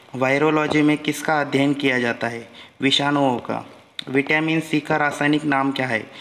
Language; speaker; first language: Hindi; non-native, local second language; Marathi